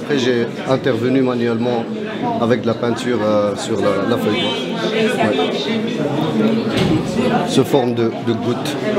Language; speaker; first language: French; non-native, local second language; Arabic